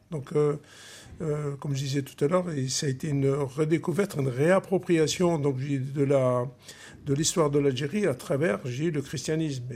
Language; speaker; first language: French; non-native, local second language; Arabic